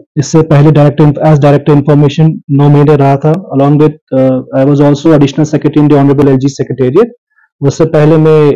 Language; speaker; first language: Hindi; non-native, local second language; Sherpa